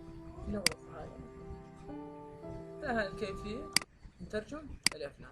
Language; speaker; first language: Arabic; native; Arabic